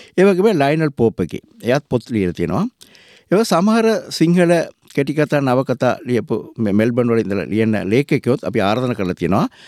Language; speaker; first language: Sinhala; non-native, local second language; Tamil